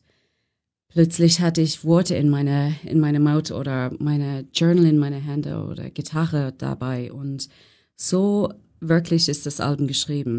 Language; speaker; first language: German; non-native, learner; English